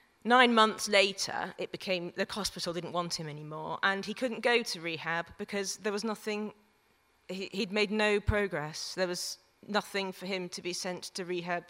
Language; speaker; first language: English; native; English